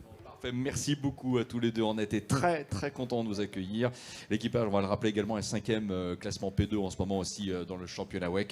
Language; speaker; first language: French; native; French